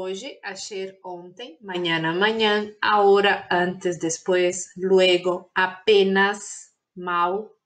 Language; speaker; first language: Spanish; non-native, fluent; Portuguese